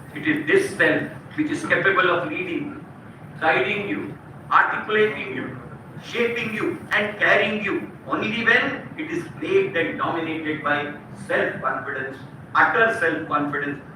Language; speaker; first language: English; non-native, local second language; Hindi